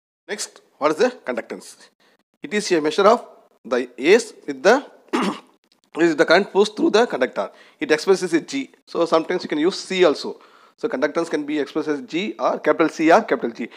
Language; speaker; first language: English; non-native, local second language; Tamil